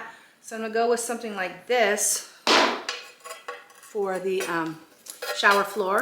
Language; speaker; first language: English; native; English